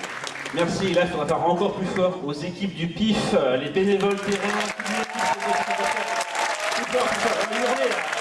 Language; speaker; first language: French; native; French